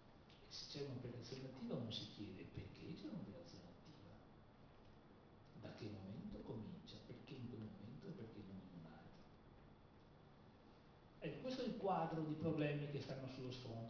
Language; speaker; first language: Italian; native; Italian